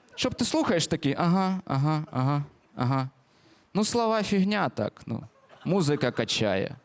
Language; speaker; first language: Ukrainian; non-native, local second language; Russian